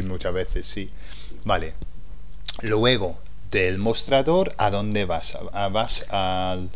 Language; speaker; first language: Spanish; non-native, fluent; English